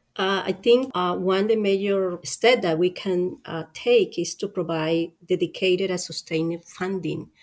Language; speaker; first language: English; non-native, fluent; Spanish